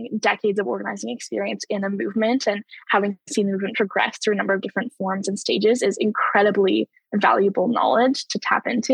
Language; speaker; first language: English; native; English